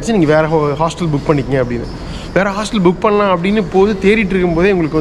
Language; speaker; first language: English; non-native, local second language; Tamil